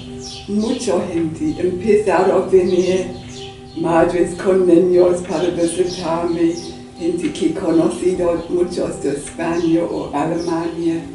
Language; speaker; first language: Spanish; non-native, learner; English